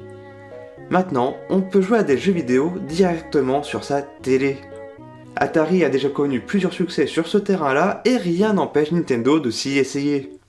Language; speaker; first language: French; native; French